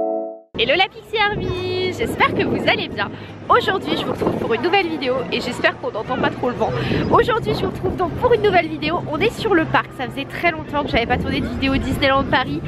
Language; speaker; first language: French; native; French